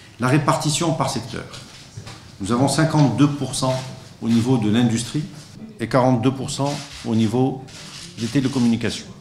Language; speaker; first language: French; non-native, local second language; Arabic